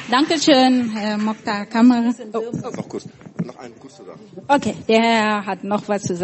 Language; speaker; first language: German; non-native, fluent; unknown